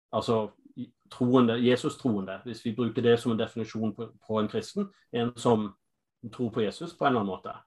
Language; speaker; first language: Norwegian; non-native, fluent; English